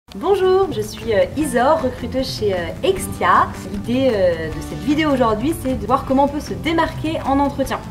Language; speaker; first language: French; native; French